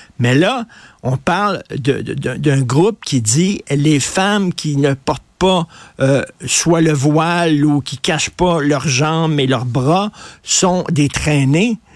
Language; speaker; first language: French; native; French